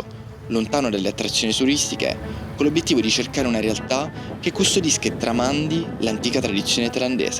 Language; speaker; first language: Italian; native; Italian